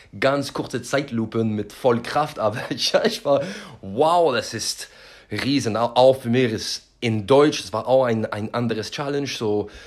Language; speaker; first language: German; non-native, learner; French